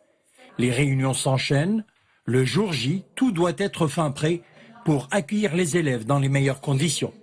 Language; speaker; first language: French; non-native, local second language; Arabic